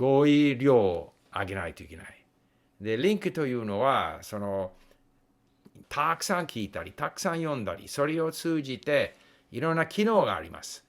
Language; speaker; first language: Japanese; non-native, fluent; English